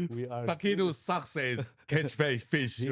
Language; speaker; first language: English; non-native, learner; Chinese